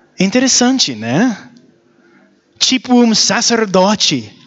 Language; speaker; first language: Portuguese; non-native, learner; English